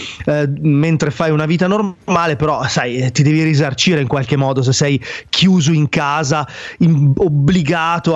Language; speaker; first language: Italian; native; Italian